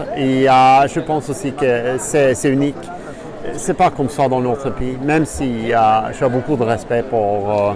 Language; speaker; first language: French; non-native, fluent; Norwegian